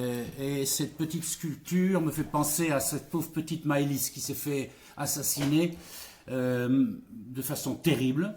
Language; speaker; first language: French; native; French